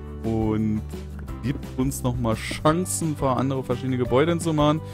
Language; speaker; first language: German; native; German